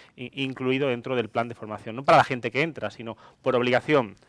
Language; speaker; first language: Spanish; non-native, fluent; Greek